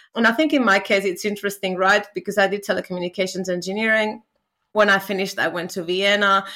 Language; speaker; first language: English; non-native, fluent; Spanish